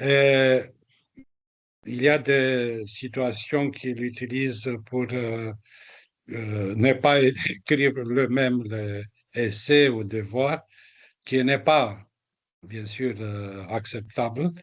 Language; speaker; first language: French; non-native, fluent; Romanian